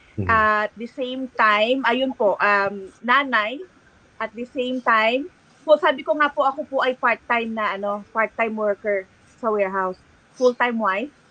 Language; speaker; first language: Filipino; native; Filipino